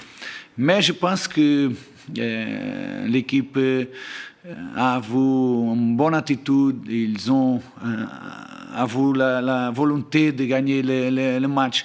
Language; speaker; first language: French; non-native, learner; Portuguese